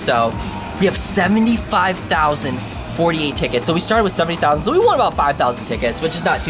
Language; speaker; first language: English; native; English